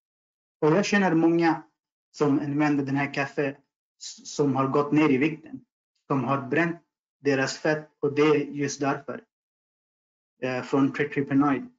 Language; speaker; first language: Swedish; non-native, fluent; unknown